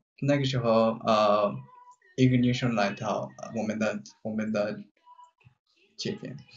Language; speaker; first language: Chinese; non-native, learner; Japanese